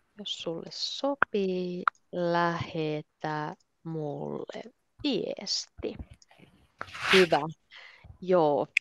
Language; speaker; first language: Finnish; native; Finnish